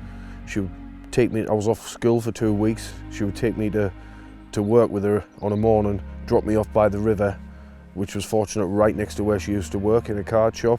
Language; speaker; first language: English; native; English